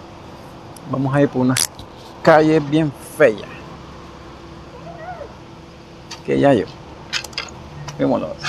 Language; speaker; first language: Spanish; native; Spanish